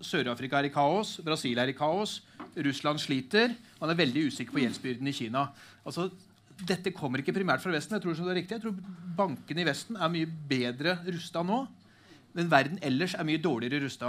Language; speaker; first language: Norwegian; native; Norwegian